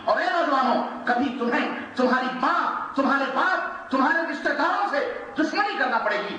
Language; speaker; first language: Urdu; native; Urdu